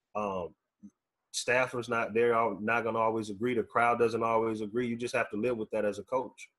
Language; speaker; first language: English; native; English